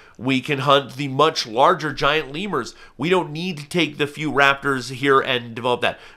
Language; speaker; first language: English; native; English